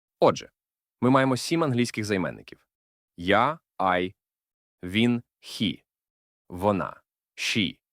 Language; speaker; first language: Ukrainian; native; Ukrainian